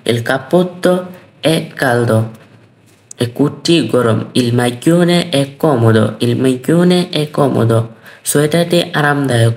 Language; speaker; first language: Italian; non-native, fluent; Bangla